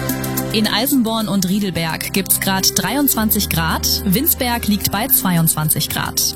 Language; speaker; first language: German; native; German